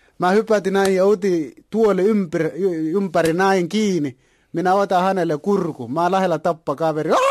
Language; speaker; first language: Finnish; non-native, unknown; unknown